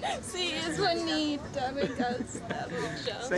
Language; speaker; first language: Spanish; non-native, learner; English